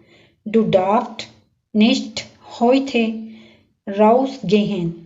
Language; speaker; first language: German; non-native, learner; Urdu